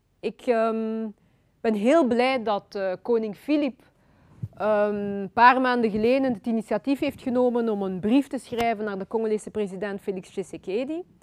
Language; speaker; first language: Dutch; early bilingual, other home language; Lingala